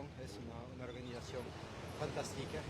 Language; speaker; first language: Spanish; non-native, learner; French